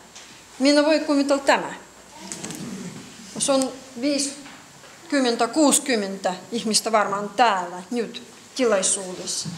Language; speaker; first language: Finnish; non-native, learner; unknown